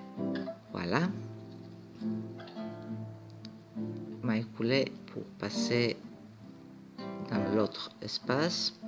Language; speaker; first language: French; non-native, fluent; Greek